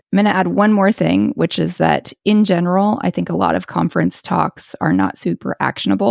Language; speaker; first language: English; native; English